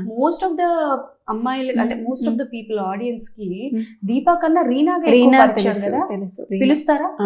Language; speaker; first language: Telugu; native; Telugu